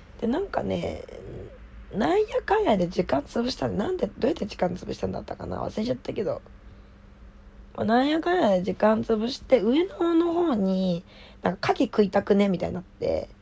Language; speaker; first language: Japanese; native; Japanese